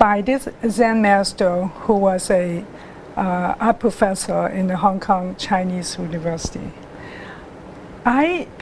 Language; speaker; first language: English; non-native, local second language; Cantonese